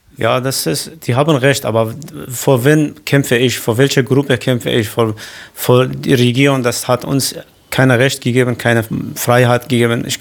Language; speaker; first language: German; non-native, learner; Kurdish